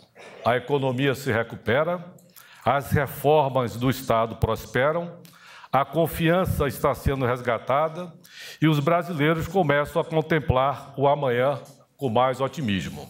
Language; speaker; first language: Portuguese; native; Portuguese